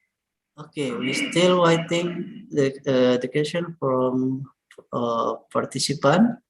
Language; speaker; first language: English; non-native, learner; Indonesian